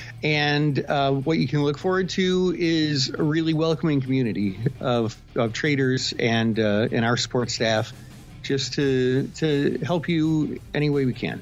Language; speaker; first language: English; native; English